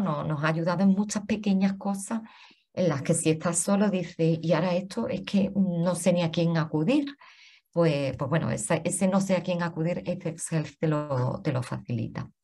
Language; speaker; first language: Spanish; native; Spanish